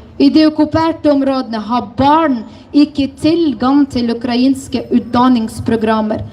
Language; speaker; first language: Norwegian; non-native, fluent; Ukrainian